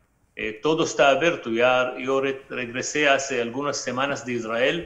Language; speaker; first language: Spanish; non-native, fluent; Arabic